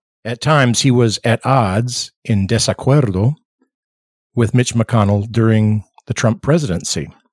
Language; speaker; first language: English; native; English